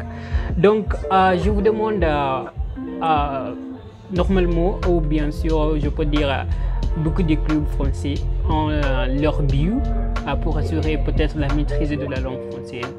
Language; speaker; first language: French; non-native, fluent; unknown